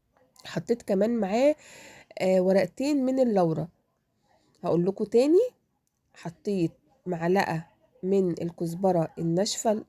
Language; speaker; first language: Arabic; native; Arabic